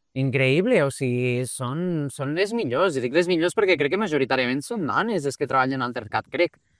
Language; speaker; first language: Catalan; early bilingual, other home language; Portuguese